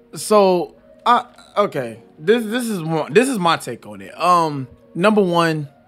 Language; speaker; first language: English; native; English